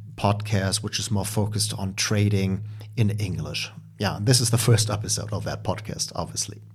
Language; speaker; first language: English; non-native, fluent; German